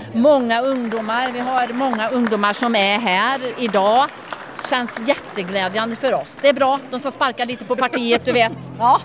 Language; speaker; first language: Swedish; native; Swedish